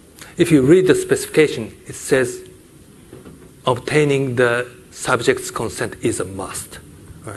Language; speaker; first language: English; non-native, fluent; Japanese